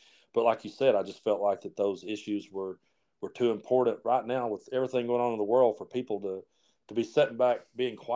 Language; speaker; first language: English; native; English